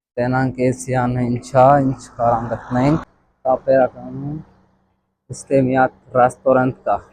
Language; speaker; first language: Armenian; non-native, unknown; Hindi